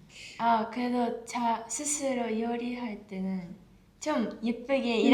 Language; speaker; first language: Korean; non-native, fluent; Japanese